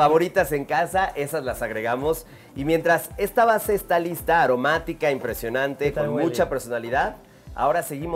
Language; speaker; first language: Spanish; native; Spanish